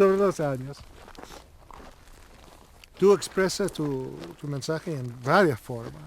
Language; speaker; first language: Spanish; non-native, learner; English